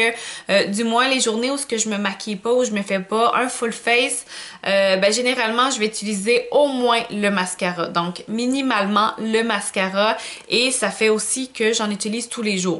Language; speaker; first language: French; native; French